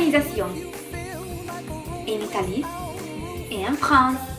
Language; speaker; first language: French; non-native, learner; Italian